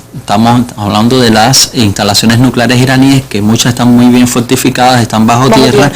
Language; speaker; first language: Spanish; native; Spanish